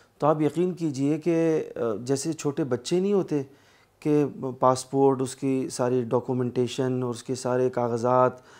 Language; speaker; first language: Urdu; native; Urdu